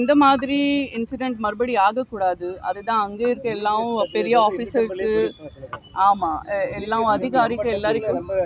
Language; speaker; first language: Tamil; non-native, learner; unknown